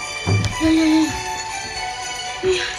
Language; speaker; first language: Indonesian; native; Indonesian